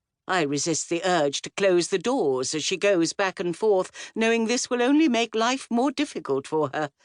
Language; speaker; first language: English; native; English